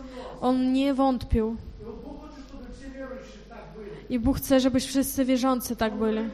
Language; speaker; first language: Polish; non-native, fluent; Ukrainian